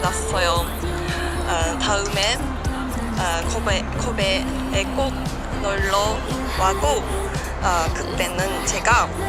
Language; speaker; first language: Korean; non-native, learner; Japanese